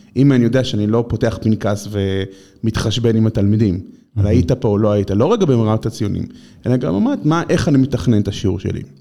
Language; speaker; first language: Hebrew; native; Hebrew